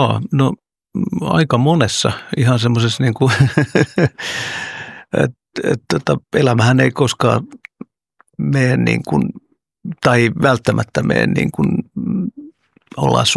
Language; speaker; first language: Finnish; early bilingual, other home language; Oromo